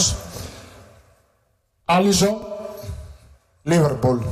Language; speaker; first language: Portuguese; non-native, learner; Italian